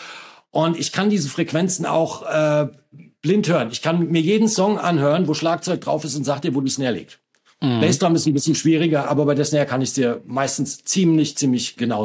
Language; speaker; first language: German; native; German